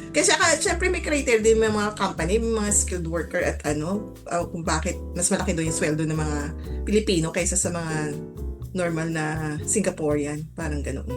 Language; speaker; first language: Filipino; native; Filipino